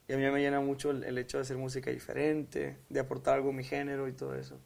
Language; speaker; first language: Spanish; native; Spanish